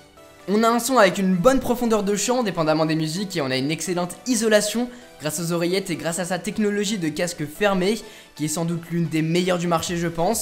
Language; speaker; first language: French; native; French